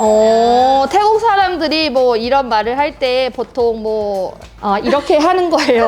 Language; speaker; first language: Korean; non-native, fluent; Thai